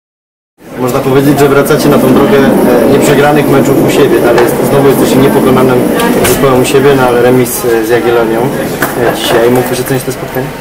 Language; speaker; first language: Polish; native; Polish